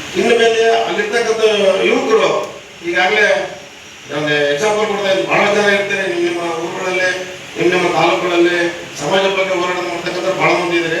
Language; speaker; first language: Kannada; native; Kannada